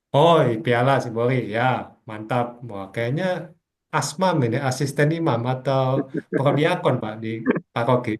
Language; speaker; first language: Indonesian; native; Indonesian